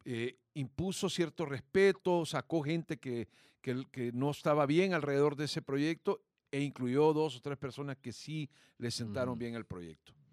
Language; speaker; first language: Spanish; native; Spanish